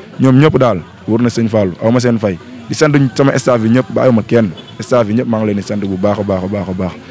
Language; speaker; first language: Wolof; native; Wolof